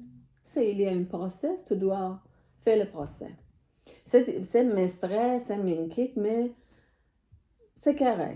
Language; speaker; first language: French; non-native, learner; Persian